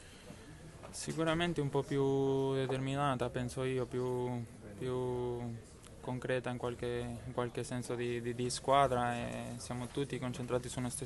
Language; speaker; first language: Italian; non-native, fluent; Spanish